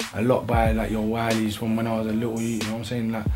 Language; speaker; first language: English; native; English